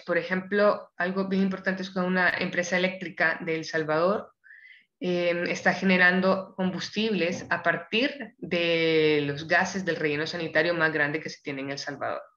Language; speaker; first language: Spanish; native; Spanish